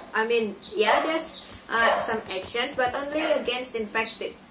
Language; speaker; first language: English; non-native, fluent; Indonesian